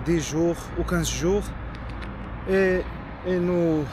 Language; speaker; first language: French; non-native, local second language; Arabic